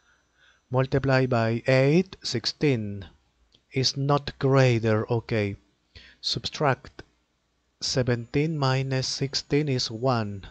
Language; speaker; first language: English; non-native, learner; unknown